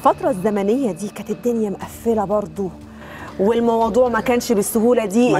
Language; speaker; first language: Arabic; native; Arabic